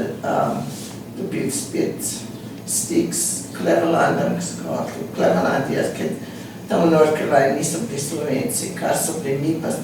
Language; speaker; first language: Slovenian; early bilingual, heritage; Slovenian